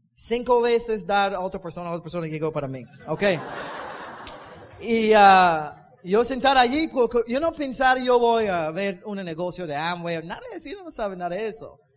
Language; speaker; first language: Spanish; non-native, learner; English